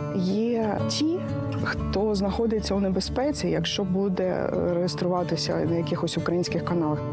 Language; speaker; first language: Ukrainian; native; Ukrainian